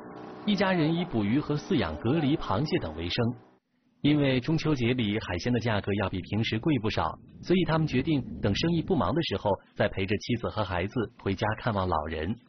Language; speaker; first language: Chinese; native; Chinese